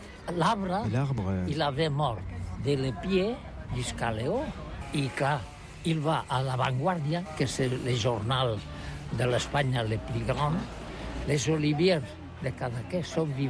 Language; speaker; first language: French; non-native, learner; Catalan